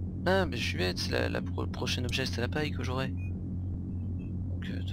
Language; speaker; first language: French; native; French